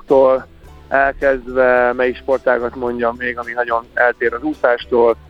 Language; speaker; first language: Hungarian; native; Hungarian